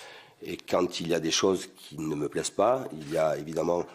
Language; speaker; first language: French; native; French